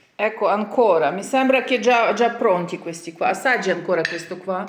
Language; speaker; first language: Italian; non-native, learner; Ukrainian